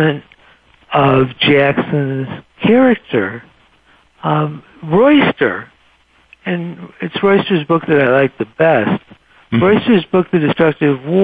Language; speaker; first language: English; native; English